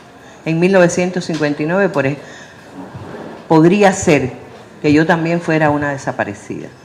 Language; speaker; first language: Spanish; native; Spanish